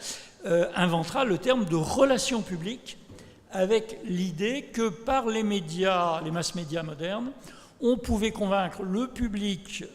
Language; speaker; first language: French; native; French